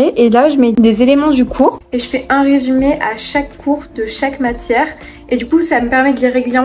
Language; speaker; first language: French; native; French